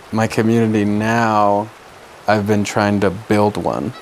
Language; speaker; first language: English; native; English